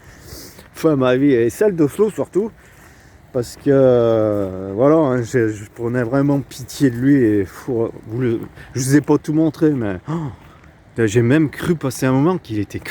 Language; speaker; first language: French; native; French